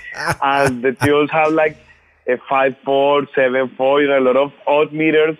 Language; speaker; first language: English; non-native, fluent; Spanish